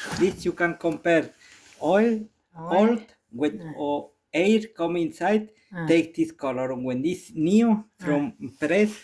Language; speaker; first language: English; non-native, learner; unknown